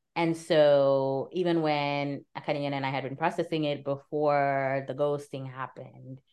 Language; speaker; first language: English; native; English